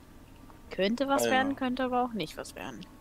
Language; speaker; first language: German; native; German